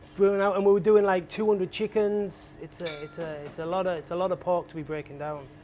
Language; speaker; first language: English; native; English